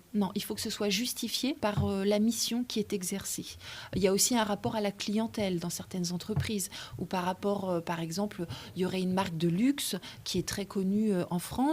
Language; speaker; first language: French; native; French